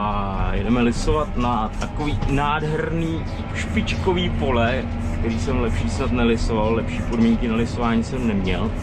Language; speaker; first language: Czech; native; Czech